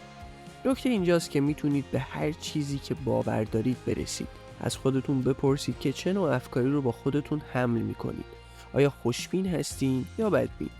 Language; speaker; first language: Persian; native; Persian